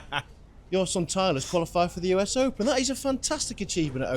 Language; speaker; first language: English; native; English